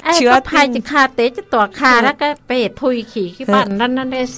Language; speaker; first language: Min Nan Chinese; non-native, learner; Northeastern Thai